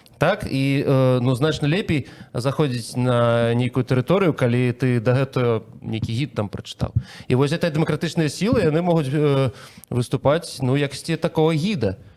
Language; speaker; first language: Belarusian; non-native, local second language; Russian